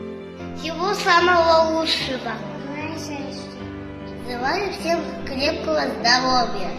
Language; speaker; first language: Russian; non-native, local second language; Kazakh